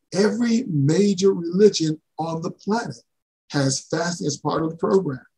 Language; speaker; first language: English; early bilingual, other home language; Spanish